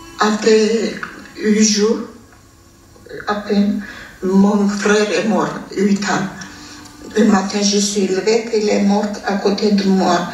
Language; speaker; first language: French; non-native, fluent; Armenian